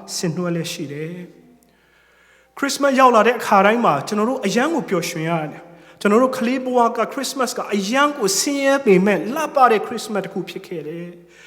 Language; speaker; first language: Burmese; non-native, local second language; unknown